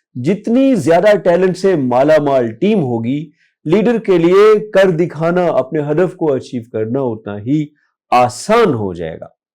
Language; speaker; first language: Urdu; non-native, local second language; Punjabi